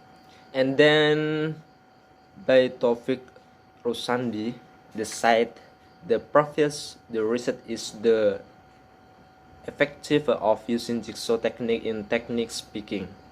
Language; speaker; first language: English; non-native, learner; Indonesian